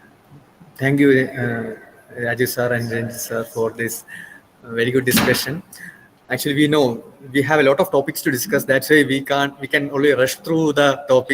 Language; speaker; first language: English; non-native, local second language; Malayalam